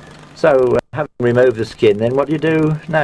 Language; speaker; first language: English; native; English